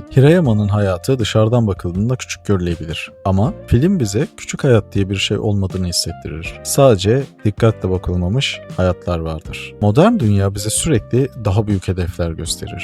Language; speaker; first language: Turkish; native; Turkish